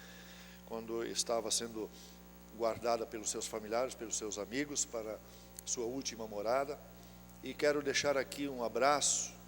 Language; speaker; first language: Portuguese; native; Portuguese